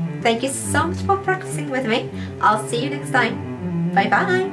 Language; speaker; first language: English; non-native, fluent; Japanese